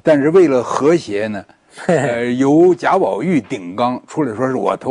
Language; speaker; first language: Chinese; native; Chinese